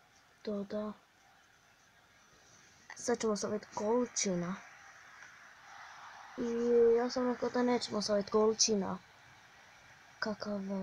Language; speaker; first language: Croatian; early bilingual, heritage; Croatian